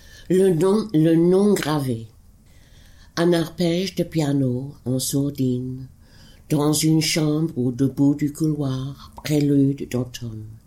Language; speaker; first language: French; non-native, fluent; English